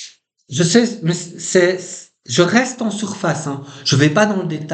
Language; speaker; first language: French; native; French